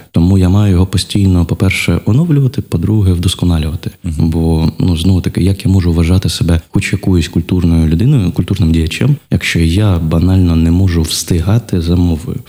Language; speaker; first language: Ukrainian; non-native, local second language; Russian